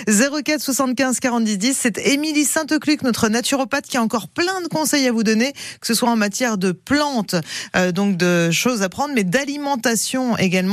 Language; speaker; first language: French; native; French